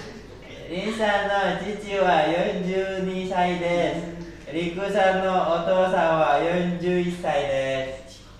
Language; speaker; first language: Japanese; non-native, learner; Indonesian